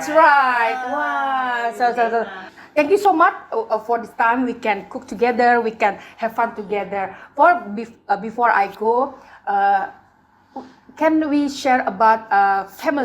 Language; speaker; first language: English; non-native, learner; Indonesian